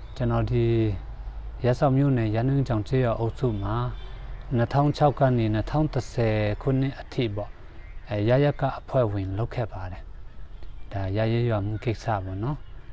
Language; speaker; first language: Burmese; non-native, local second language; Pa'o Karen